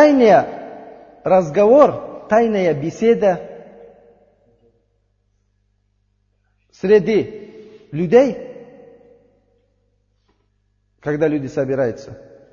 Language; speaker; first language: Russian; non-native, learner; Uzbek